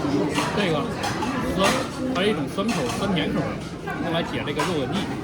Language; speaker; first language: Chinese; native; Chinese